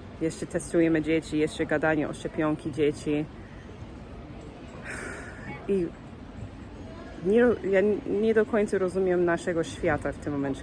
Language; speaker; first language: Polish; non-native, fluent; English